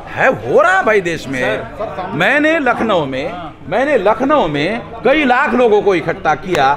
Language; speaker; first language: Hindi; non-native, local second language; Marathi